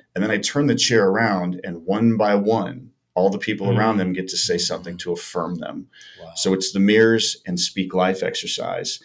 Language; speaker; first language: English; native; English